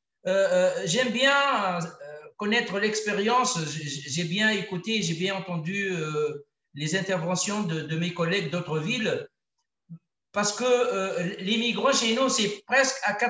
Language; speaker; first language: French; non-native, local second language; Arabic